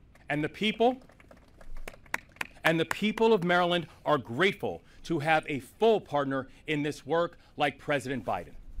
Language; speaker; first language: English; native; English